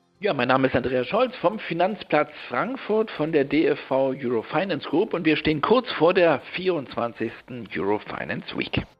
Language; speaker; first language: German; native; German